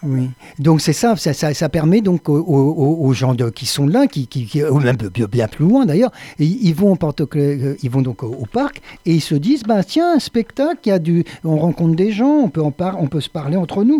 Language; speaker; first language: French; native; French